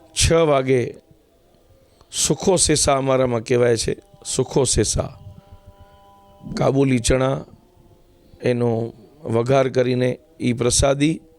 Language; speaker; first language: Gujarati; non-native, local second language; Sindhi